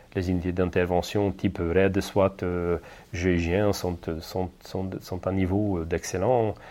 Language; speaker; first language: French; non-native, fluent; Hungarian